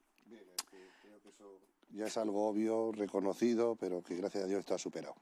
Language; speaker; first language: Spanish; native; Spanish